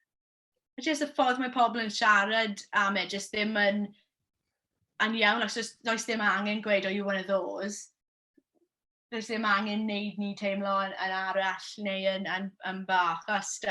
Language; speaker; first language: Welsh; non-native, local second language; English